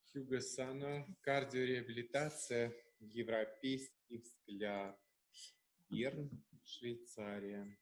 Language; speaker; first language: Russian; native; Russian